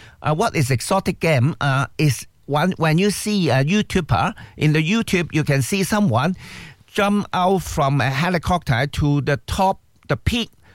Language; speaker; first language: English; non-native, local second language; Cantonese